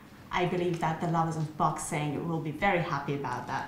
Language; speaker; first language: English; non-native, fluent; Russian